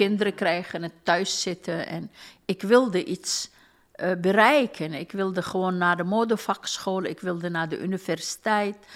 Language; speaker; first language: Dutch; non-native, fluent; Turkish